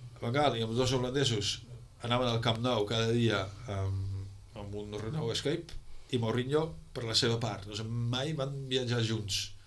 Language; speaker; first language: Catalan; non-native, fluent; Dutch